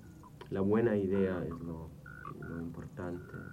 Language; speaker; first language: Spanish; non-native, fluent; German